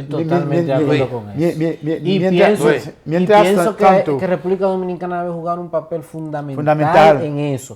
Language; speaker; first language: Spanish; native; Spanish